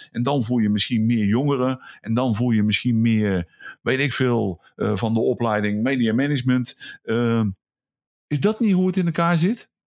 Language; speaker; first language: Dutch; native; Dutch